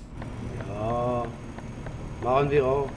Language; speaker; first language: German; non-native, learner; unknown